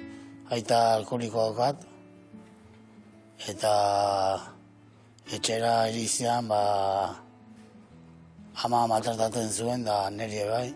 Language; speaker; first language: Basque; native; Basque